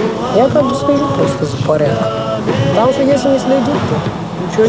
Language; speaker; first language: Russian; native; Russian